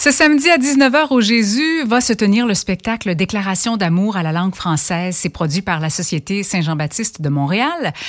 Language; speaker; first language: French; native; French